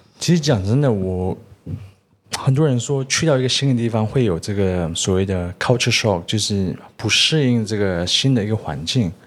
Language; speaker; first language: Chinese; early bilingual, heritage; Chinese